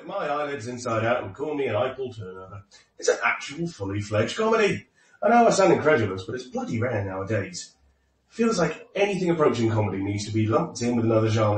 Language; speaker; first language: English; native; English